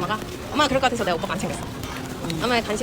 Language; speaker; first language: Korean; early bilingual, other home language; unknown